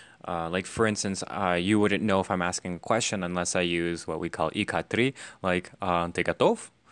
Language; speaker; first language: English; native; English